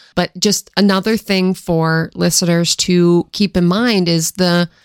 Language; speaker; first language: English; native; English